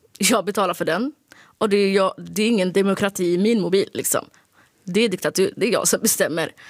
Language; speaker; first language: Swedish; early bilingual, other home language; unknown